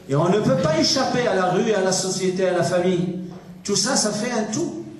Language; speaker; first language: French; non-native, local second language; Arabic